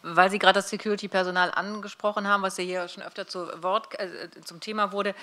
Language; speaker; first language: German; native; German